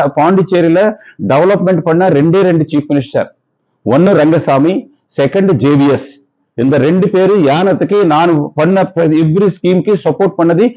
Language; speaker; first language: Tamil; non-native, local second language; Telugu